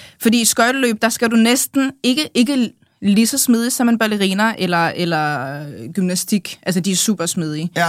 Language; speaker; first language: Danish; early bilingual, other home language; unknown